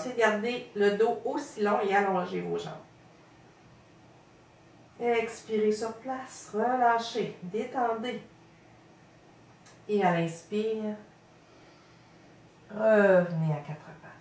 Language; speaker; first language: French; native; French